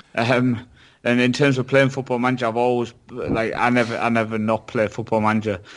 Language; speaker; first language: English; native; English